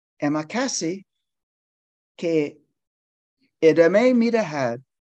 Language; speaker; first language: Persian; non-native, learner; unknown